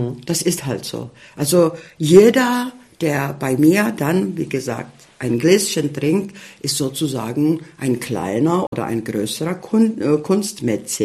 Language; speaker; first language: German; early bilingual, heritage; German